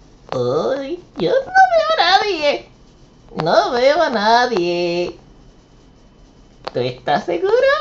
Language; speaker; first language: Spanish; native; Spanish